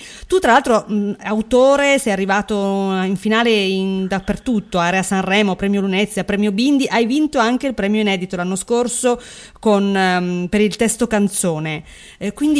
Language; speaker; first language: Italian; native; Italian